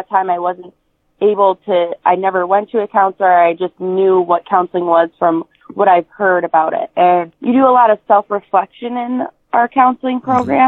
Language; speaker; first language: English; native; English